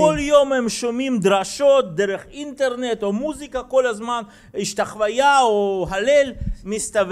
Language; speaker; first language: Hebrew; non-native, fluent; Russian